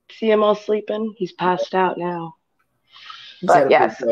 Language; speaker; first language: English; native; English